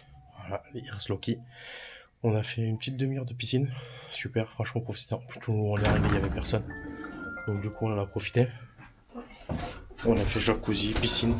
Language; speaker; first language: French; native; French